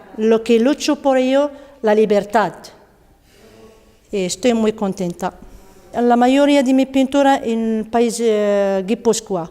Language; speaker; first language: Spanish; non-native, learner; Arabic